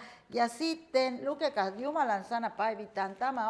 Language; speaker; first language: Finnish; non-native, fluent; Spanish